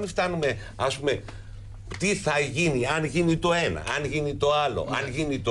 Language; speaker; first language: Greek; native; Greek